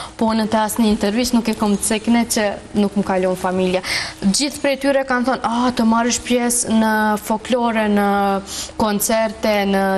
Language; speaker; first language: Albanian; non-native, local second language; Romany